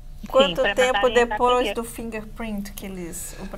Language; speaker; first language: Portuguese; native; Portuguese